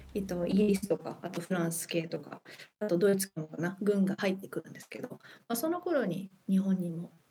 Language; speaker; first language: Japanese; early bilingual, heritage; Japanese